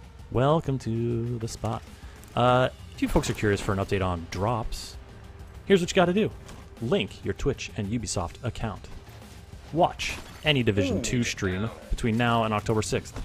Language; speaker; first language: English; native; English